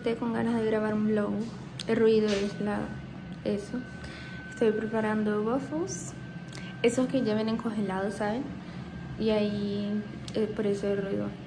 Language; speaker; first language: Spanish; non-native, fluent; Portuguese